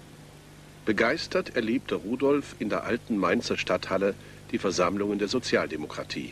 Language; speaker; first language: German; native; German